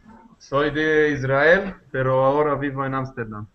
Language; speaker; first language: Spanish; non-native, learner; Hebrew